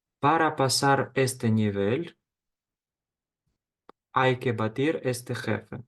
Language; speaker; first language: Spanish; non-native, fluent; Ukrainian